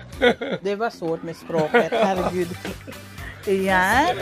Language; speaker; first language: Swedish; non-native, learner; Filipino